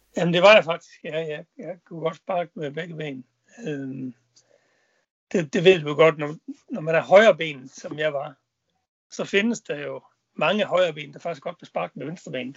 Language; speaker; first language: Danish; native; Danish